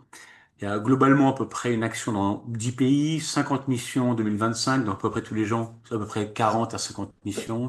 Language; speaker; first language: French; native; French